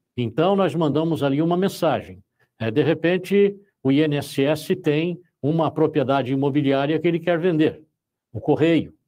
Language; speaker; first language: Portuguese; native; Portuguese